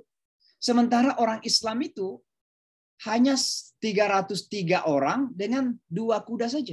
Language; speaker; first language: Indonesian; native; Indonesian